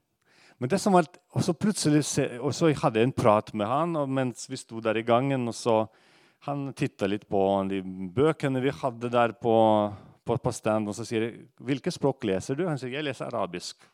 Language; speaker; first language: Norwegian; non-native, fluent; Russian